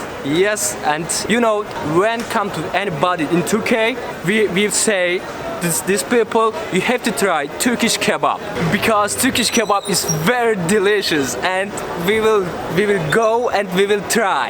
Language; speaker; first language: English; non-native, learner; Turkish